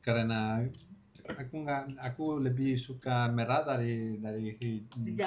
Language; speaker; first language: Indonesian; non-native, learner; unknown